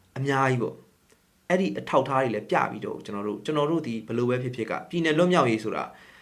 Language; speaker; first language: Burmese; native; Burmese